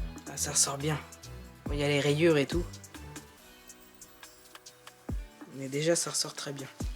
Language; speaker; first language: French; native; French